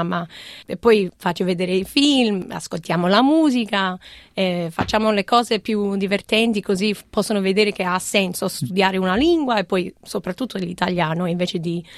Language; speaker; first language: Italian; non-native, fluent; English